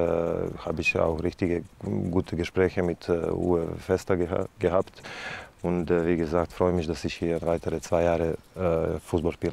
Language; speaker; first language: German; non-native, fluent; Serbian